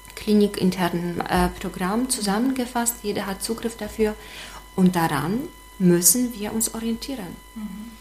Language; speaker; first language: German; non-native, fluent; Polish